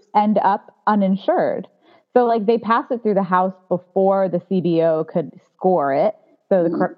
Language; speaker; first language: English; native; English